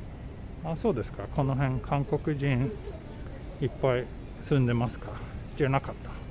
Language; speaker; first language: Japanese; non-native, learner; Swedish